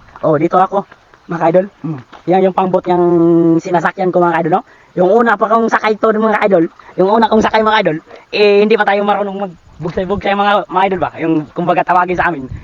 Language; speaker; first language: Filipino; non-native, local second language; Cebuano